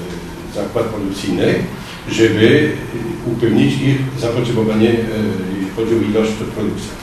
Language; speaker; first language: Polish; non-native, learner; French